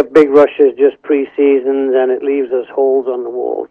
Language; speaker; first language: English; native; English